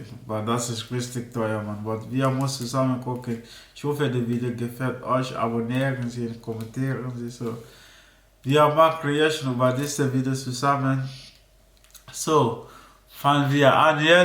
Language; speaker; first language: German; non-native, learner; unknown